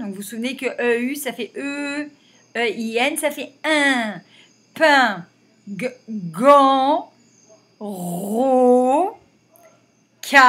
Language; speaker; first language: French; native; French